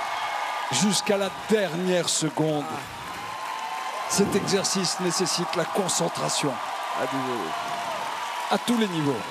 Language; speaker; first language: French; native; French